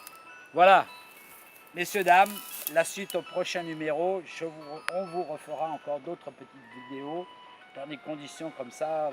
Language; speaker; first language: French; native; French